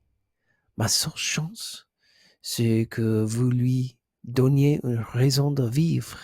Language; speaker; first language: French; non-native, learner; English